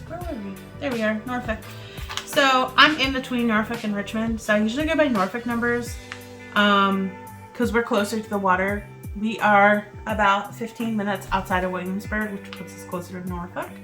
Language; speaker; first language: English; native; English